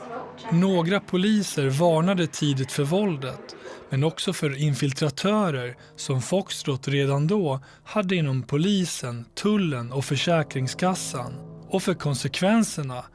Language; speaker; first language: Swedish; native; Swedish